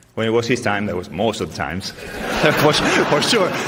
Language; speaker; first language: English; non-native, fluent; Spanish